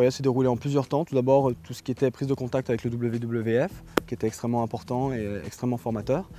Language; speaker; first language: French; native; French